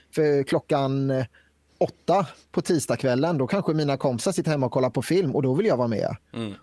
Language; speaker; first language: Swedish; native; Swedish